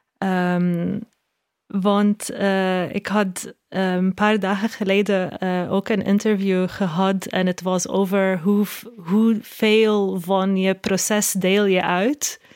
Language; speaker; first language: Dutch; non-native, learner; Arabic